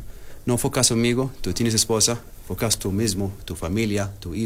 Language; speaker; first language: Spanish; non-native, learner; Arabic